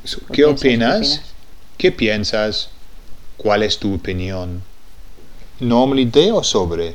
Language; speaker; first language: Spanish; non-native, fluent; English